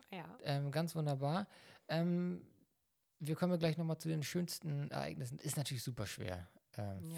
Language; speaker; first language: German; native; German